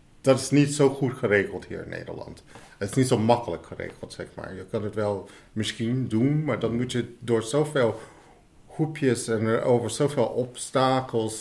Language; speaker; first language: Dutch; non-native, fluent; English